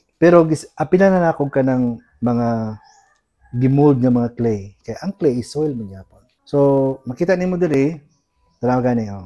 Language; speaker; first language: Cebuano; non-native, local second language; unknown